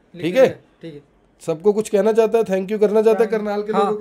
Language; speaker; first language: Hindi; native; Hindi